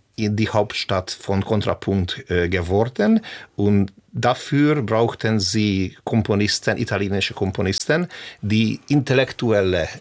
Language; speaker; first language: German; non-native, fluent; Hungarian